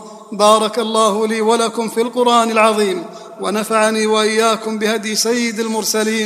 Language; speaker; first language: Arabic; native; Arabic